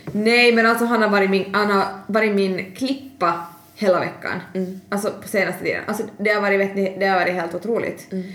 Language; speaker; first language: Swedish; native; Swedish